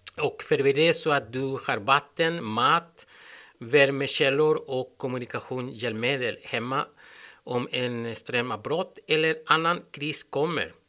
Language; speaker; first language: Swedish; non-native, learner; Spanish